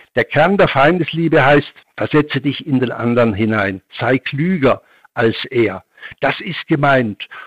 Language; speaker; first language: German; native; German